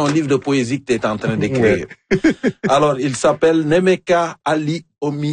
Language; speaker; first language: French; non-native, local second language; Wolof